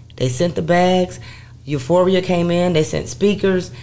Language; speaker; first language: English; native; English